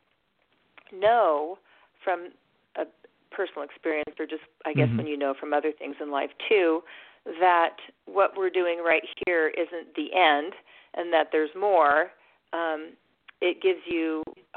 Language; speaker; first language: English; native; English